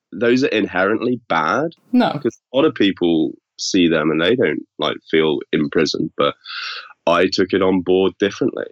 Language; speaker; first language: English; native; English